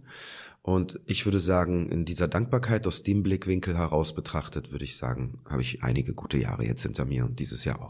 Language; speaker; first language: German; native; German